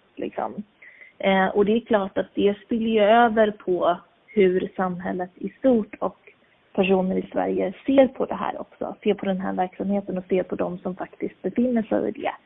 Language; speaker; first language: Swedish; native; Swedish